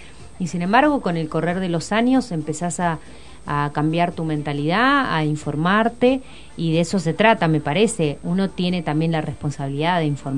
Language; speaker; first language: Spanish; native; Spanish